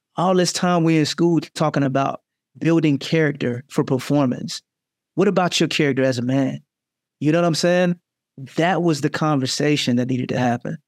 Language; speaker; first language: English; native; English